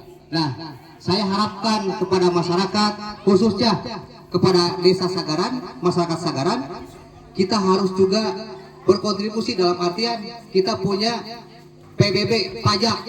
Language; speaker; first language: Indonesian; non-native, local second language; Sundanese